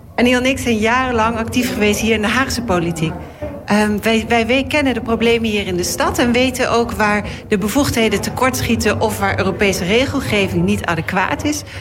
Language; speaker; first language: Dutch; native; Dutch